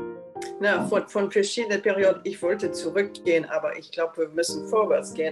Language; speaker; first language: German; non-native, fluent; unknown